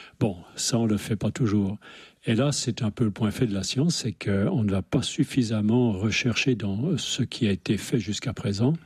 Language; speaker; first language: French; native; French